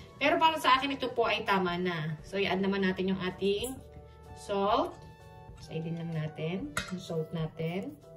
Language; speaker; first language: Filipino; native; Filipino